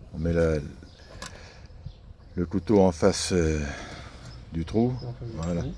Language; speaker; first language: French; native; French